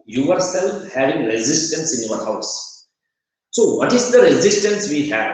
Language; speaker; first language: English; non-native, local second language; Kannada